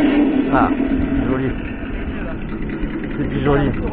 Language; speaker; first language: French; native; French